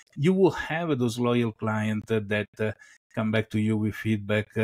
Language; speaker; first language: English; non-native, fluent; Italian